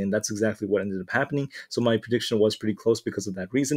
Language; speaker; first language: English; native; English